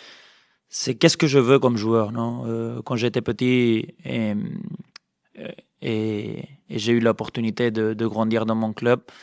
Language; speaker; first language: French; non-native, fluent; Spanish